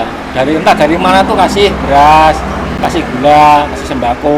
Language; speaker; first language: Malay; non-native, local second language; Javanese